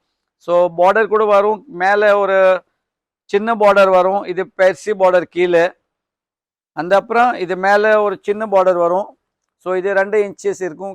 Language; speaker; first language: Tamil; non-native, fluent; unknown